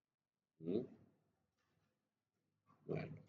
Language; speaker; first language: Spanish; native; Spanish